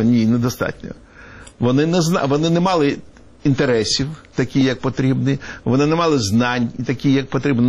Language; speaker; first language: Ukrainian; non-native, local second language; Russian